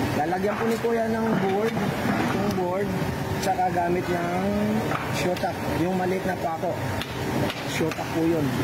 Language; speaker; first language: Filipino; native; Filipino